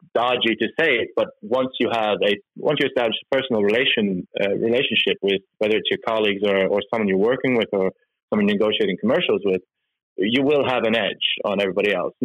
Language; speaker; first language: English; non-native, fluent; Norwegian